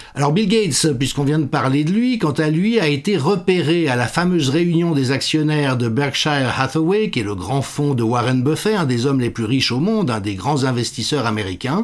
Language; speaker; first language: French; native; French